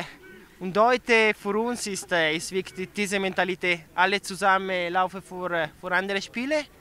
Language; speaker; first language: German; non-native, local second language; Italian